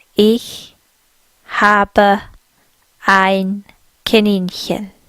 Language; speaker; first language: German; non-native, fluent; English